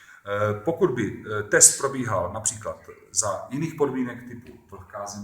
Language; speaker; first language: Czech; native; Czech